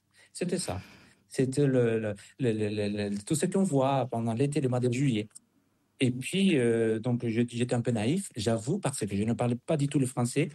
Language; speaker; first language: French; non-native, fluent; Spanish